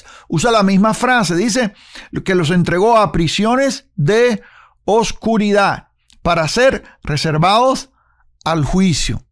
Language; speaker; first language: Spanish; native; Spanish